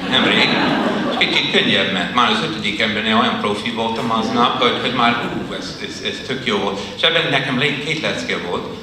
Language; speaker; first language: Hungarian; non-native, fluent; English